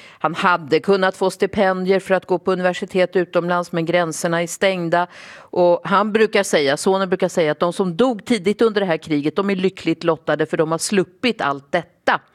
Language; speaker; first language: Swedish; native; Swedish